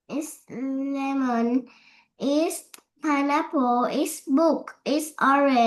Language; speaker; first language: English; non-native, learner; Vietnamese